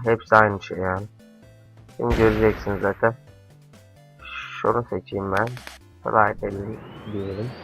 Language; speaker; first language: Turkish; native; Turkish